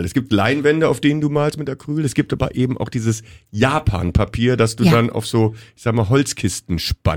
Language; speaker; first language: German; native; German